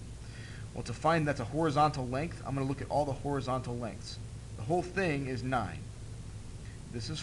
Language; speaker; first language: English; native; English